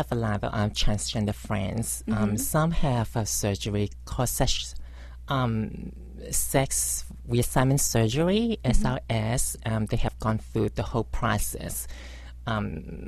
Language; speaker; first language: English; non-native, local second language; Cantonese